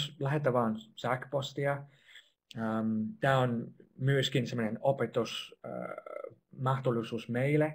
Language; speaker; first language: Finnish; non-native, fluent; English